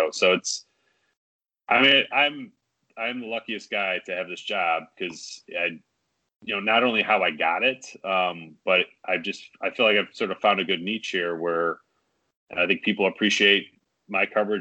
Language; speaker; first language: English; native; English